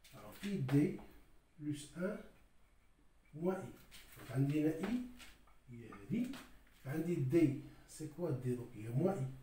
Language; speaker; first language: French; non-native, local second language; Arabic